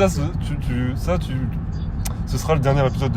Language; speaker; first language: French; native; French